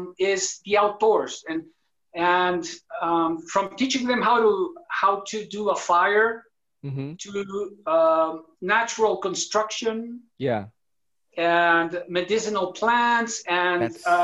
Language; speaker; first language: English; non-native, fluent; Spanish